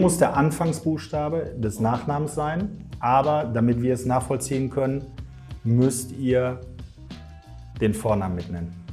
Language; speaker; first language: German; native; German